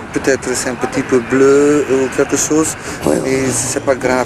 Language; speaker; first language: French; non-native, learner; Turkish